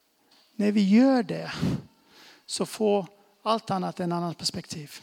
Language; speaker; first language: Swedish; non-native, fluent; English